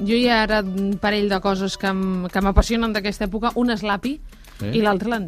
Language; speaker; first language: Catalan; native; Catalan